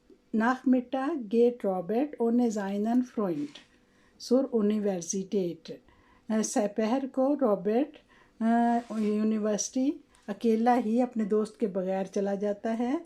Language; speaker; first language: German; non-native, fluent; Urdu